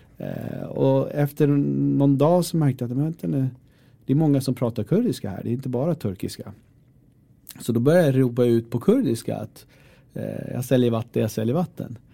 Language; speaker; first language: Swedish; early bilingual, other home language; Kurdish